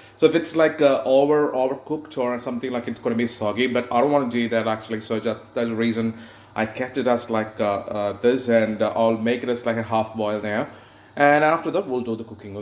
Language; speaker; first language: English; non-native, local second language; Malayalam